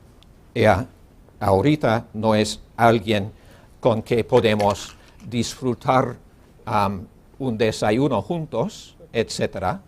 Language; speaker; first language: Spanish; non-native, learner; English